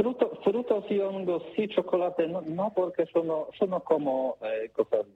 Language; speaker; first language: Spanish; non-native, learner; Polish